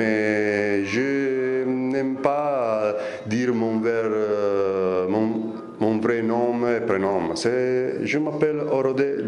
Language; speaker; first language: French; non-native, fluent; Italian